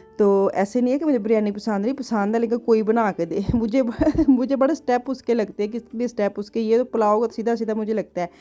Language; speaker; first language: Urdu; non-native, local second language; Punjabi